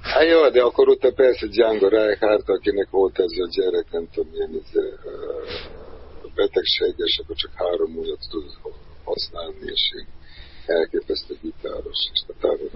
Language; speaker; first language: Hungarian; non-native, fluent; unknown